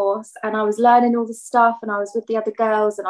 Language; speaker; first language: English; native; English